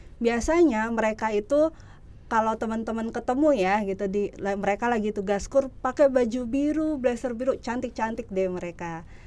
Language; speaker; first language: Indonesian; native; Indonesian